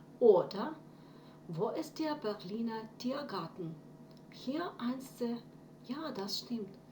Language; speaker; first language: German; non-native, fluent; Ukrainian